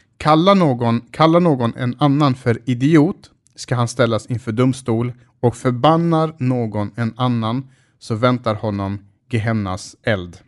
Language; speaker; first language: Swedish; early bilingual, other home language; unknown